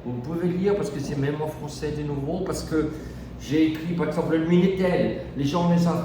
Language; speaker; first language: French; non-native, learner; German